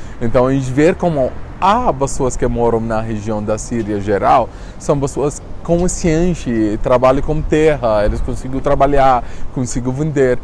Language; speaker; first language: Portuguese; non-native, fluent; Arabic